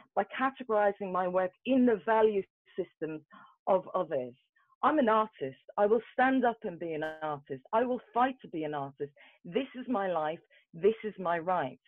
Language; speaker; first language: English; native; English